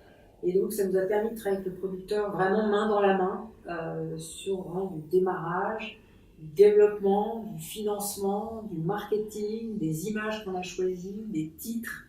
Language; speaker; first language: French; native; French